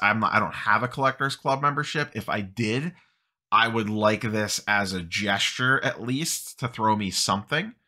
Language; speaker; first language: English; native; English